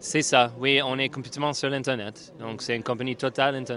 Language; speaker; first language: French; non-native, fluent; English